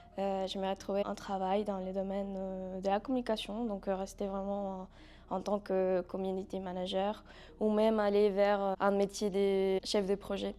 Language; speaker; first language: French; non-native, fluent; Spanish